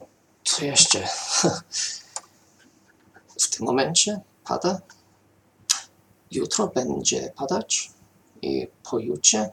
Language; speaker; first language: Polish; non-native, fluent; English